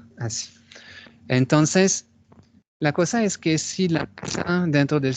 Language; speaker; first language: Spanish; non-native, fluent; French